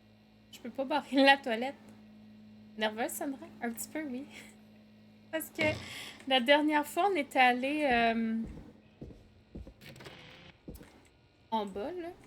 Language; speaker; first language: French; native; French